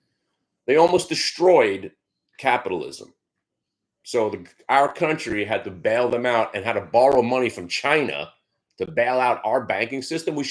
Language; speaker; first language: English; native; English